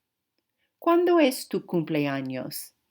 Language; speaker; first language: Spanish; non-native, fluent; English